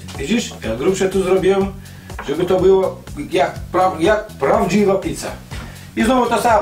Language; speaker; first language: Polish; non-native, learner; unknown